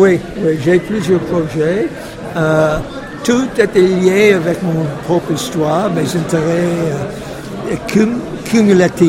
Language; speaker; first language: French; non-native, fluent; English